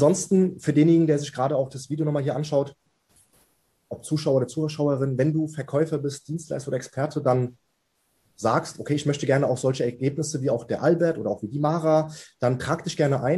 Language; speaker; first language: German; native; German